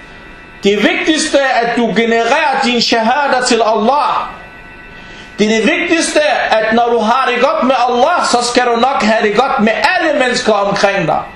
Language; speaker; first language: Danish; early bilingual, other home language; Arabic